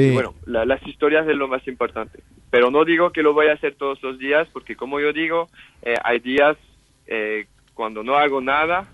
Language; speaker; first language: Spanish; non-native, fluent; French